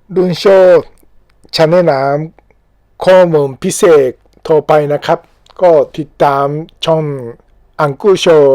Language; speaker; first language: Thai; non-native, learner; Japanese